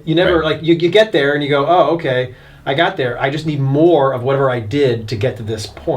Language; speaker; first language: English; native; English